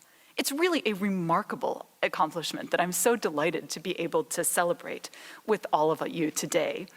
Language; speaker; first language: English; native; English